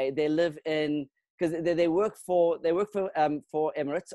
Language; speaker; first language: English; non-native, local second language; Kabuverdianu